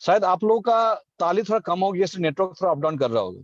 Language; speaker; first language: Hindi; non-native, local second language; Assamese